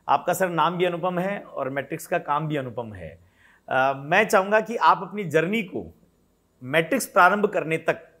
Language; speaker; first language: Hindi; native; Hindi